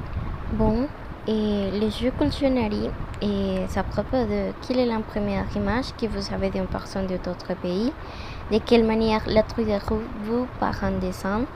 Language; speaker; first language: French; non-native, learner; Spanish